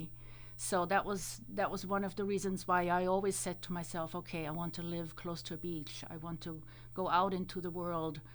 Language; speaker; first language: English; non-native, fluent; German